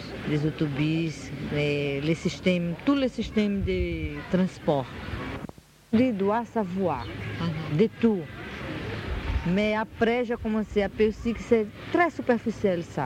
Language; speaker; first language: French; non-native, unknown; Portuguese